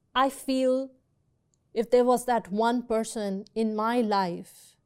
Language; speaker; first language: English; non-native, local second language; Urdu